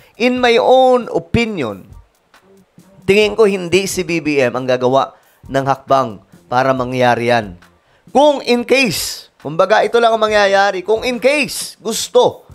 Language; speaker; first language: Filipino; native; Filipino